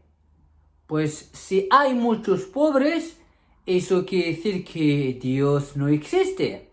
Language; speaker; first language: Spanish; non-native, fluent; Arabic